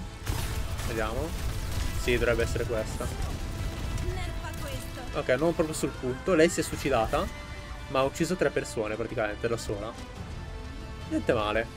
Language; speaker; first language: Italian; native; Italian